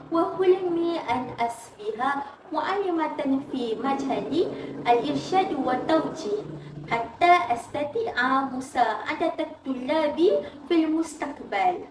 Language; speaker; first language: Arabic; non-native, learner; Malay